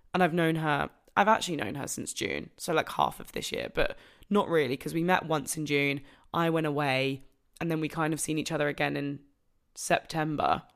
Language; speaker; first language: English; native; English